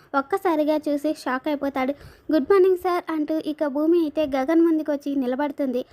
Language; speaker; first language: Telugu; native; Telugu